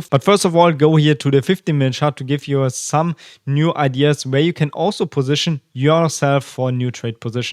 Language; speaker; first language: English; non-native, fluent; German